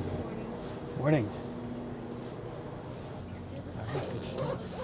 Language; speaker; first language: English; native; English